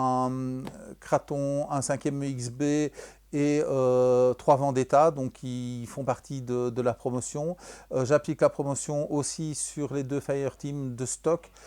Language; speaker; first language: French; native; French